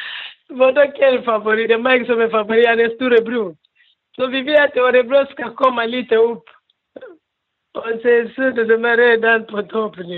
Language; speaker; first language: Swedish; non-native, learner; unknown